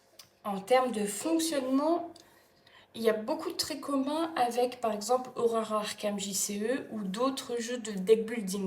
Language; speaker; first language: French; native; French